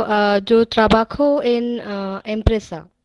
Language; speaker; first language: Spanish; non-native, learner; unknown